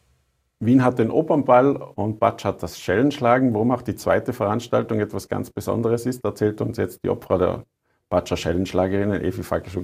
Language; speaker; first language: German; native; German